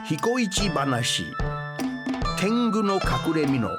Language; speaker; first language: Japanese; non-native, fluent; English